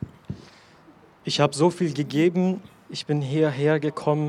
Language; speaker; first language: German; non-native, learner; Persian